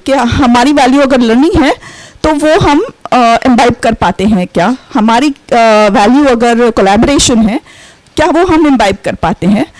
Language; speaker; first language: Hindi; non-native, local second language; Marathi